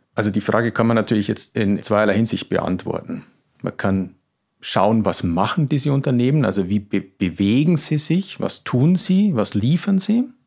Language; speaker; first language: German; native; German